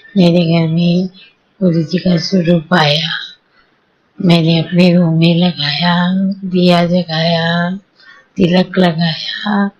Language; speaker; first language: Hindi; early bilingual, heritage; Hindi